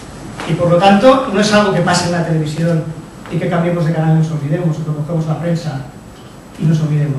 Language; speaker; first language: Spanish; native; Spanish